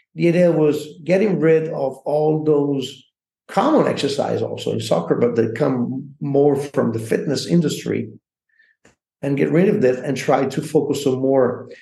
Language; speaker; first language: English; non-native, fluent; Italian